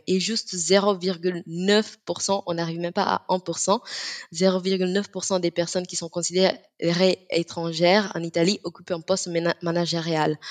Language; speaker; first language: French; non-native, fluent; Italian